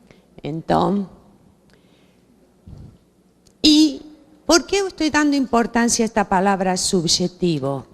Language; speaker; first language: Portuguese; non-native, fluent; Spanish